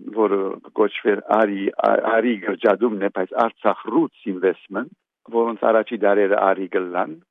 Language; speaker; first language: Armenian; native; Armenian